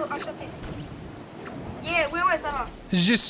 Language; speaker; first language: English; non-native, learner; French